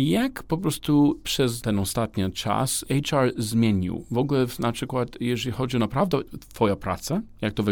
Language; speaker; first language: Polish; non-native, learner; English